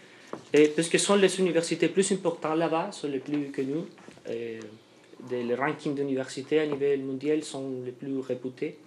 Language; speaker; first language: French; non-native, fluent; Spanish